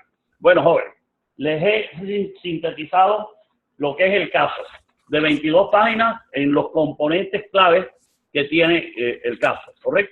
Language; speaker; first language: Spanish; native; Spanish